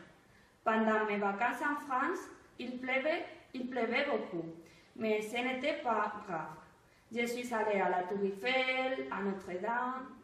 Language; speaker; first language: French; non-native, learner; Spanish